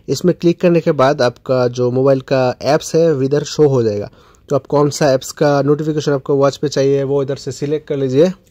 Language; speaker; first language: Hindi; non-native, local second language; Bangla